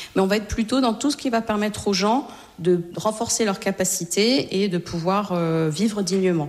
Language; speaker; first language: French; native; French